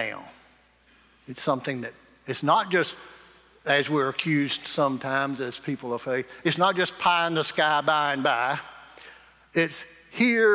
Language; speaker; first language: English; native; English